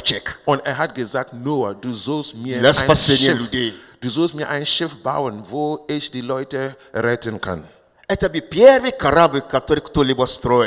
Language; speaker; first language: German; non-native, learner; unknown